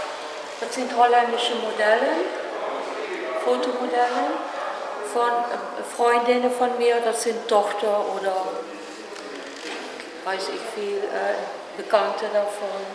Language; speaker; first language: German; non-native, learner; Dutch